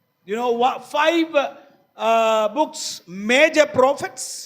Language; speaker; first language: English; non-native, local second language; Malayalam